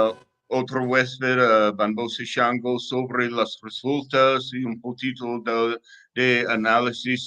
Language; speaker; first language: Spanish; non-native, learner; English